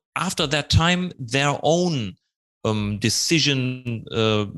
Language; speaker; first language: English; non-native, fluent; German